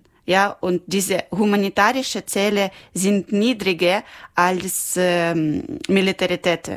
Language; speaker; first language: German; non-native, learner; Ukrainian